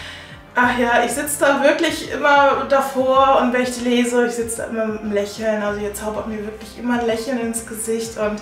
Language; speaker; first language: German; native; German